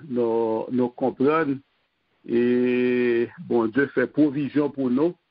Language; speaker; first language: French; non-native, local second language; Haitian Creole